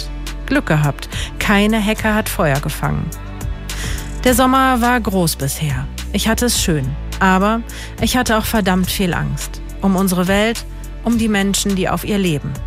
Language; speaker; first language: German; native; German